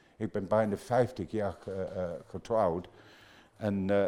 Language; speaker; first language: Dutch; non-native, fluent; English